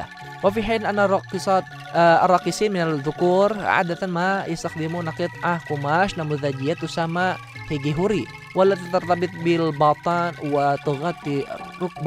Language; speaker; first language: Arabic; non-native, fluent; Indonesian